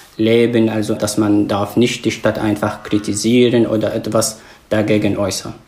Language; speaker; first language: German; non-native, fluent; Arabic